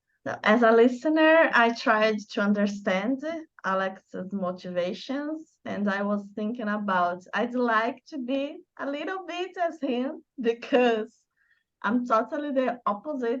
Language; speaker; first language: English; non-native, learner; Portuguese